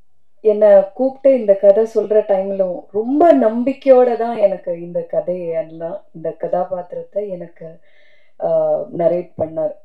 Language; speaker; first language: Tamil; non-native, fluent; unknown